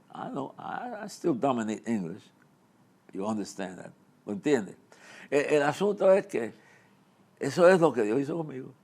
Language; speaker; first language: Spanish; non-native, fluent; English